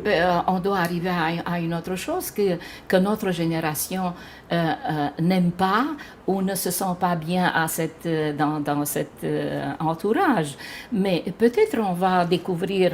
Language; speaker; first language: French; non-native, fluent; Romanian